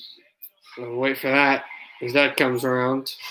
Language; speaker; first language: English; native; English